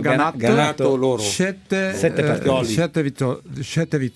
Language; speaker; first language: Italian; non-native, learner; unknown